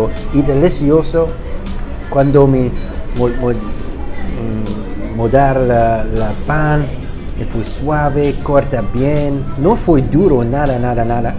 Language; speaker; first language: Spanish; non-native, learner; English